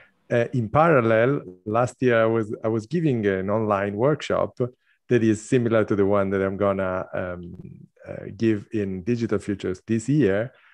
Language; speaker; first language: English; non-native, fluent; Italian